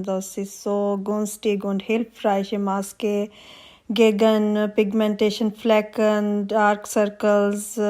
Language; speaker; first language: German; non-native, learner; Urdu